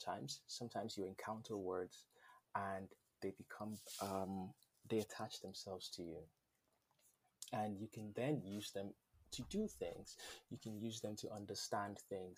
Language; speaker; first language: English; non-native, local second language; Yoruba